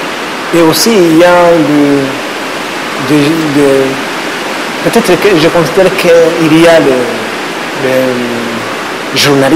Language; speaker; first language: French; non-native, learner; Kinyarwanda